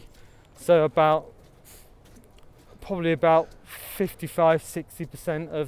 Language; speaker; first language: English; native; English